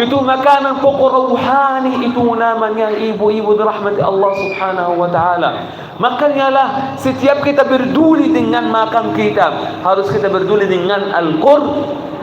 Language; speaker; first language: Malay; non-native, fluent; Arabic